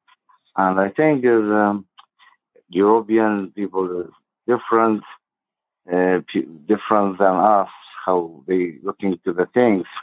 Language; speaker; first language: English; non-native, learner; Arabic